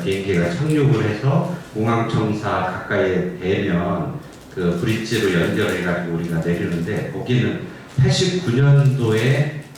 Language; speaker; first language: Korean; native; Korean